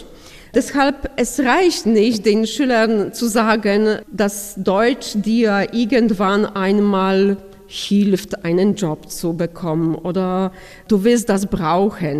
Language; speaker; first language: German; non-native, fluent; Polish